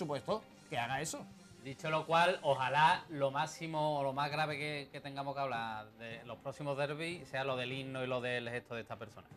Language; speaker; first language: Spanish; native; Spanish